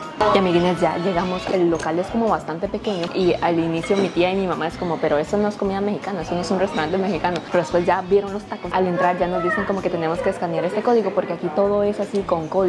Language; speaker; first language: Spanish; native; Spanish